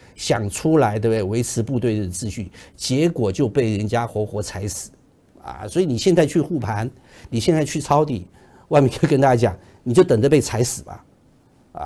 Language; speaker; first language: Chinese; native; Chinese